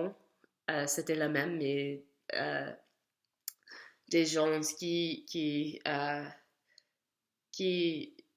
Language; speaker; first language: French; non-native, learner; English